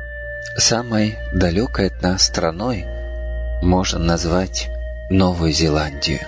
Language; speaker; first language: Russian; native; Russian